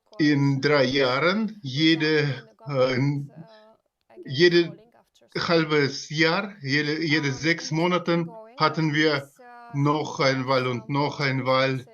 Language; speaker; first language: German; non-native, learner; Bulgarian